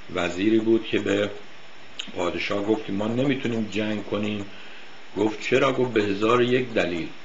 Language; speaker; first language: Persian; native; Persian